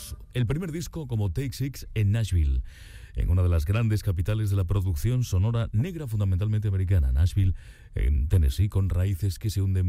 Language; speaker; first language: Spanish; native; Spanish